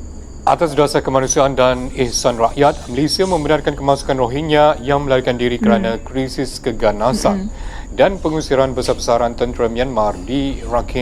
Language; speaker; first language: Malay; native; Malay